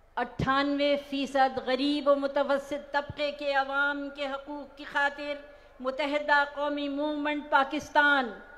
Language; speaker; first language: Urdu; native; Urdu